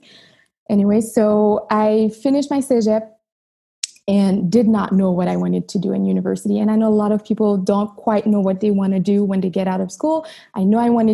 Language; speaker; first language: English; non-native, fluent; Haitian Creole